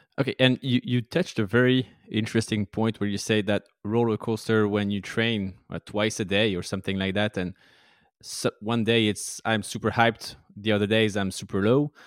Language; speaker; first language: English; non-native, fluent; French